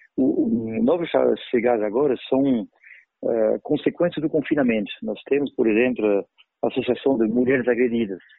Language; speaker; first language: Portuguese; non-native, fluent; French